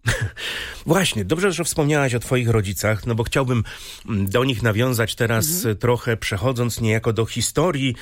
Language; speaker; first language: Polish; native; Polish